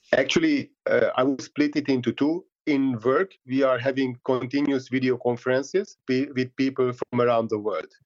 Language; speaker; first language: English; non-native, fluent; Hungarian